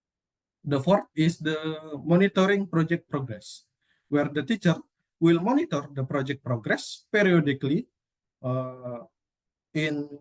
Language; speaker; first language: English; non-native, learner; Indonesian